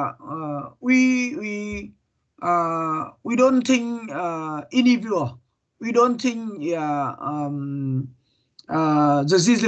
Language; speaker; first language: English; non-native, learner; Vietnamese